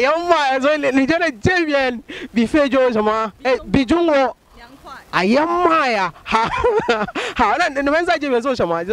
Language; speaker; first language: Chinese; non-native, fluent; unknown